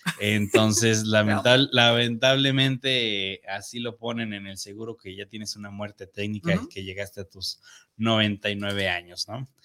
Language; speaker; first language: Spanish; native; Spanish